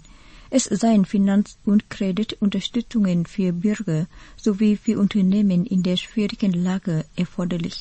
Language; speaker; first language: German; non-native, fluent; Vietnamese